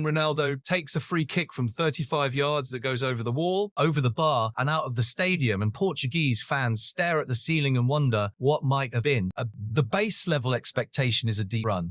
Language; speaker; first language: English; native; English